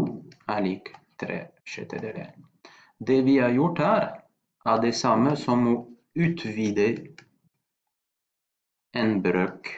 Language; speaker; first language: Norwegian; non-native, fluent; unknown